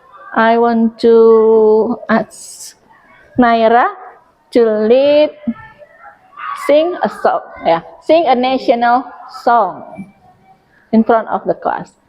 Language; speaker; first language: English; non-native, local second language; Indonesian